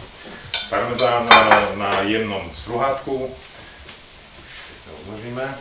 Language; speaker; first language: Slovak; native; Slovak